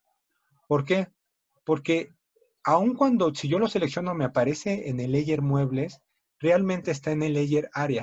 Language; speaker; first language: Spanish; native; Spanish